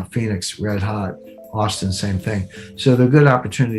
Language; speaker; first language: English; native; English